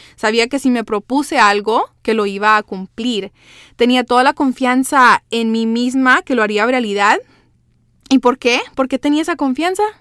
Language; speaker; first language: Spanish; early bilingual, heritage; Spanish